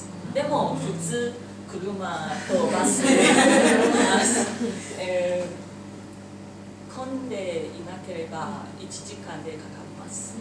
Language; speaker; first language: Japanese; non-native, learner; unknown